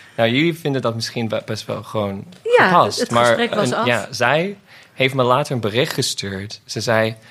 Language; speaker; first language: Dutch; non-native, fluent; English